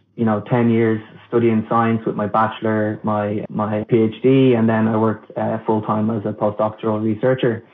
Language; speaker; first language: English; non-native, local second language; Irish